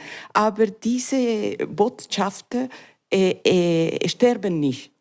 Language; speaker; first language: German; non-native, learner; Spanish